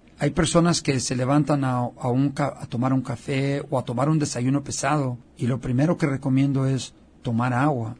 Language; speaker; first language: Spanish; early bilingual, heritage; Spanish